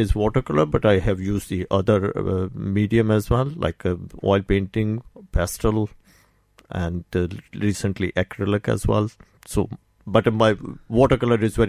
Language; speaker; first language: English; non-native, local second language; Urdu